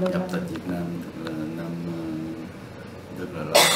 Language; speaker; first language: Vietnamese; non-native, local second language; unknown